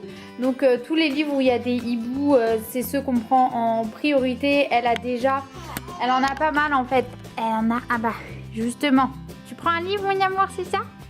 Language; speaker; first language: French; native; French